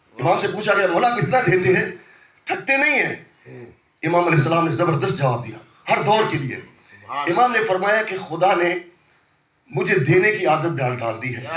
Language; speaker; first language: Urdu; non-native, local second language; Sindhi